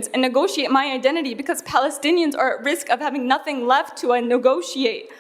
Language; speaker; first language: English; early bilingual, other home language; Arabic